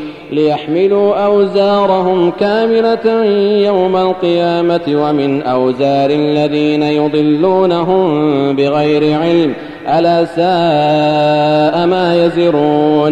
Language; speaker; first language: Arabic; native; Arabic